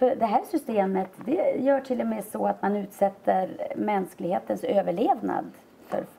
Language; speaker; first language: Swedish; native; Swedish